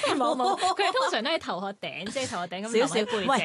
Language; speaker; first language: Cantonese; native; Cantonese